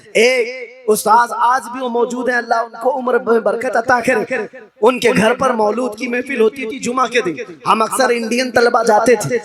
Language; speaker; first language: Urdu; native; Urdu